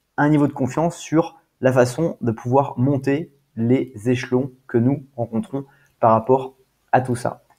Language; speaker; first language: French; native; French